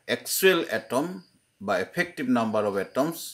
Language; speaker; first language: English; non-native, local second language; Assamese